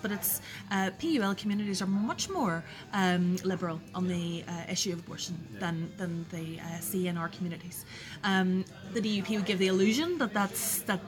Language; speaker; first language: English; native; English